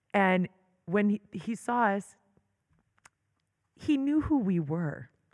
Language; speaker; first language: English; early bilingual, other home language; Hebrew